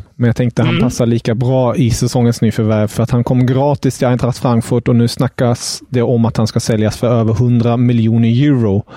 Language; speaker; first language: Swedish; non-native, fluent; German